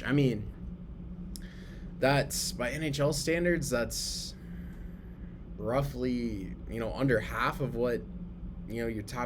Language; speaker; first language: English; native; English